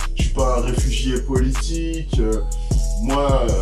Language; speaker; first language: French; native; French